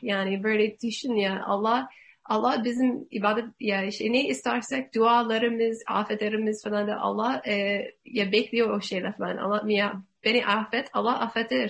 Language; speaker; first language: Turkish; non-native, learner; English